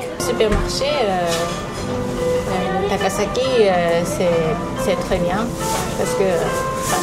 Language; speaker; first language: French; non-native, learner; Japanese